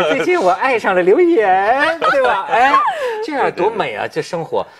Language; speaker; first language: Chinese; native; Chinese